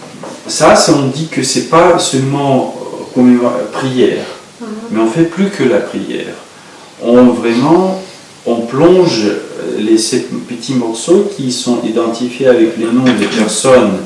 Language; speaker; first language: French; non-native, fluent; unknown